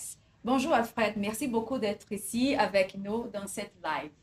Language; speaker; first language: French; non-native, fluent; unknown